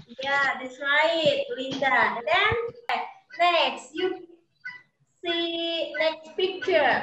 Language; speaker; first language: English; non-native, learner; Indonesian